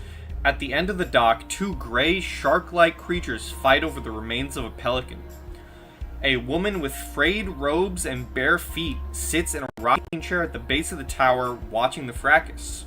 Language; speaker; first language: English; native; English